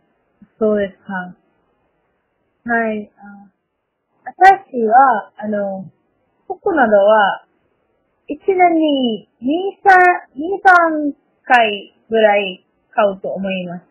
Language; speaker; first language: Japanese; non-native, learner; Malayalam